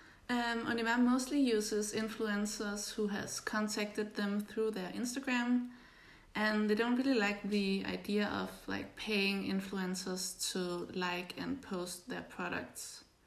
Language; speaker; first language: English; non-native, fluent; Danish